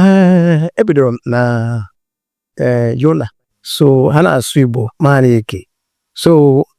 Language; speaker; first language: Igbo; non-native, local second language; Yoruba